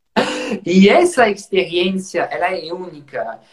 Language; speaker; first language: Portuguese; non-native, fluent; French